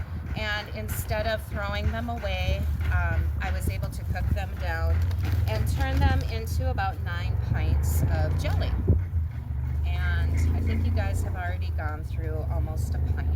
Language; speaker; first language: English; native; English